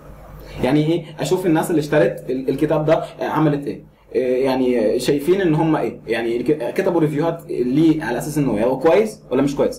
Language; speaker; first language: Arabic; native; Arabic